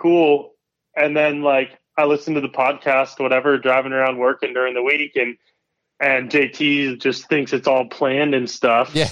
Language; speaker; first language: English; native; English